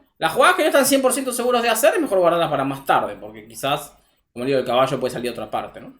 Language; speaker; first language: Spanish; native; Spanish